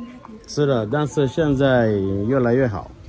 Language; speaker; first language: Chinese; non-native, learner; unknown